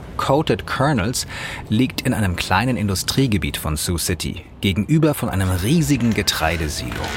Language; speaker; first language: German; native; German